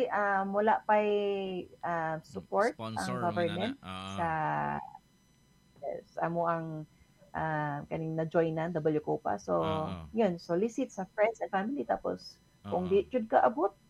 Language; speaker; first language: Filipino; native; Filipino